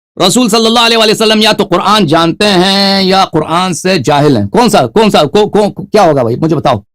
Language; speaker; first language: Urdu; non-native, fluent; Persian